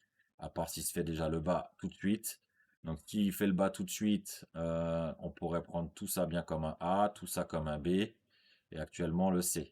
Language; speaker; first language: French; native; French